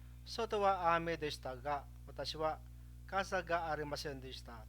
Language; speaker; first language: Japanese; non-native, fluent; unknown